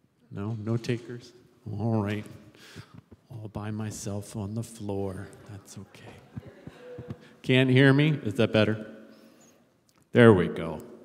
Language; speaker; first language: English; native; English